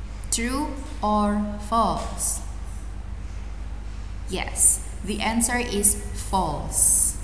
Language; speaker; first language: English; non-native, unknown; Indonesian